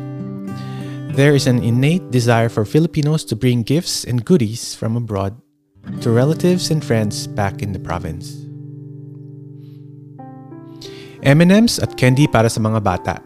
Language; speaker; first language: English; non-native, local second language; Filipino